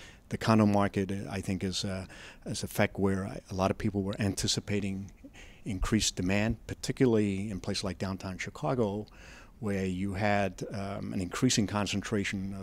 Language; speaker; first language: English; native; English